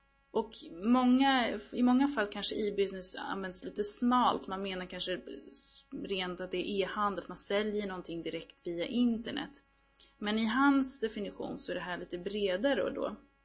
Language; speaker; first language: Swedish; native; Swedish